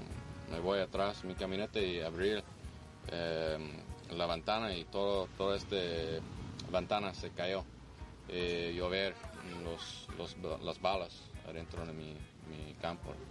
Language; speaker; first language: Spanish; non-native, learner; English